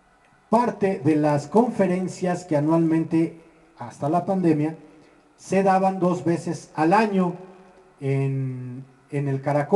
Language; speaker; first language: Spanish; native; Spanish